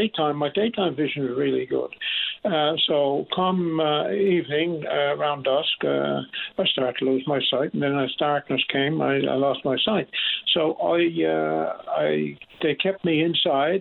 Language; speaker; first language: English; native; English